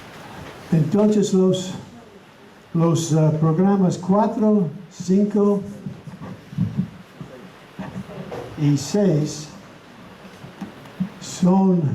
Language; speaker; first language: Spanish; non-native, fluent; English